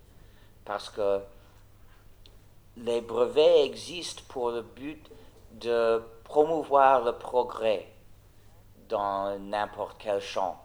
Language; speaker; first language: French; non-native, fluent; English